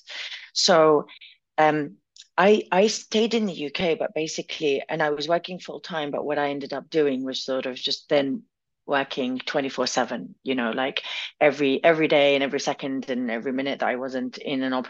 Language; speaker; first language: English; early bilingual, other home language; Arabic